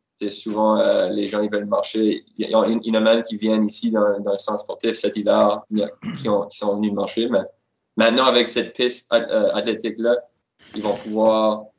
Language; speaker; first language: French; native; French